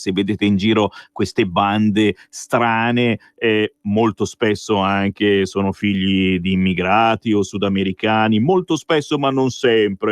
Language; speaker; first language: Italian; native; Italian